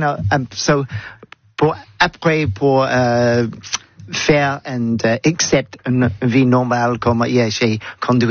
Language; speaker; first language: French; non-native, learner; English